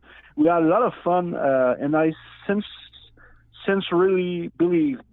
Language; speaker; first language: English; non-native, learner; Innu-aimun